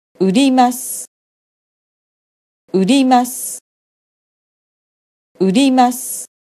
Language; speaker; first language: Japanese; non-native, fluent; Vietnamese